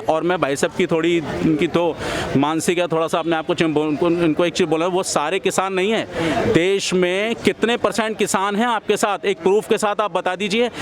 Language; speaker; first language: Hindi; native; Hindi